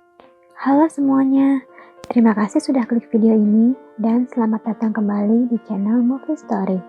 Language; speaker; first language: Indonesian; native; Indonesian